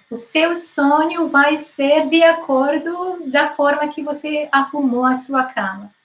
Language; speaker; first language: Portuguese; non-native, fluent; Hungarian